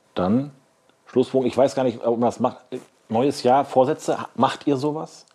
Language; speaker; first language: German; native; German